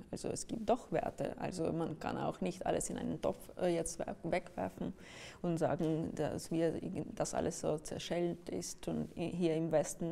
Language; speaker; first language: German; non-native, fluent; Ukrainian